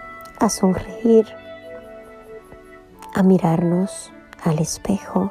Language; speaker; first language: Spanish; native; Spanish